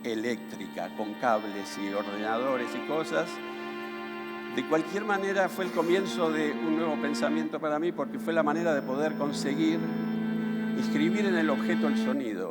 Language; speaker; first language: Spanish; native; Spanish